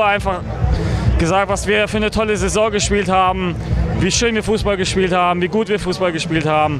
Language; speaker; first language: German; native; German